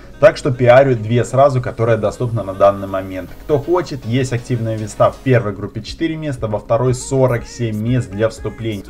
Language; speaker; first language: Russian; native; Russian